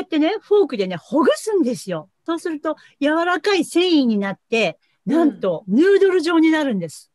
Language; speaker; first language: Japanese; native; Japanese